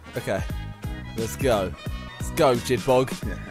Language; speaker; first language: English; native; English